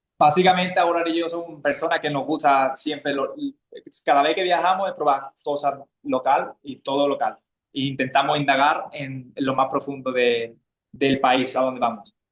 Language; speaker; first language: Spanish; native; Spanish